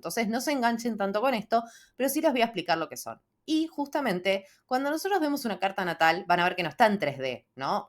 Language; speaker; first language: Spanish; native; Spanish